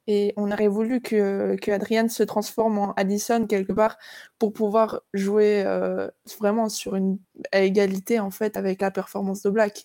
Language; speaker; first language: French; native; French